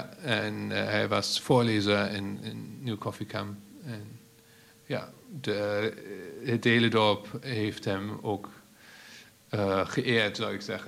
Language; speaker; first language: Dutch; non-native, fluent; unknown